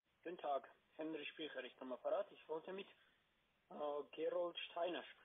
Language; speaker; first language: German; non-native, learner; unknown